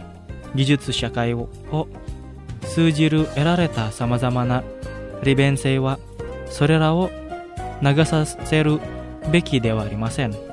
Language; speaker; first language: Japanese; non-native, fluent; Indonesian